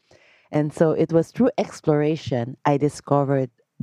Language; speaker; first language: English; non-native, local second language; Filipino